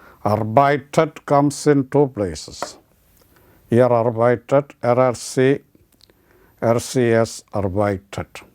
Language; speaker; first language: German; non-native, learner; Malayalam